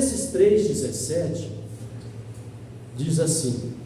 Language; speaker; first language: Portuguese; native; Portuguese